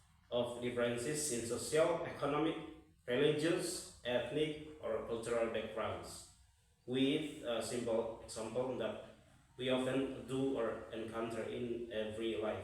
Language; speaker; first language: English; non-native, fluent; Indonesian